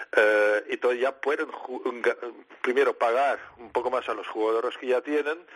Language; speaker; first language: Spanish; non-native, fluent; Dutch